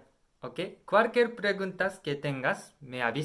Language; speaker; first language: Spanish; non-native, learner; Japanese